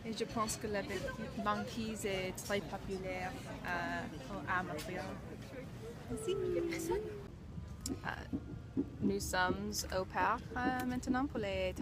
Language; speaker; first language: French; non-native, learner; English